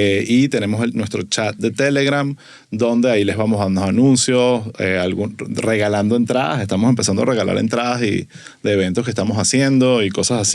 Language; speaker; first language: Spanish; native; Spanish